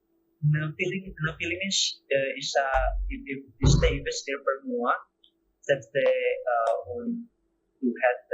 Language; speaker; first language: Albanian; non-native, learner; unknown